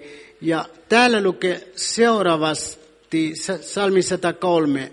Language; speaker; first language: Finnish; non-native, fluent; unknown